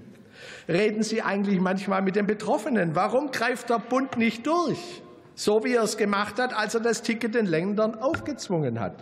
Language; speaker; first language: German; native; German